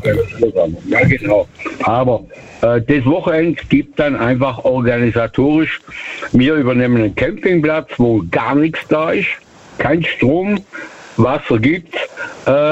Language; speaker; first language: German; native; German